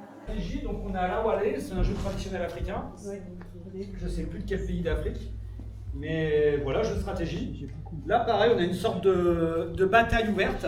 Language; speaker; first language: French; native; French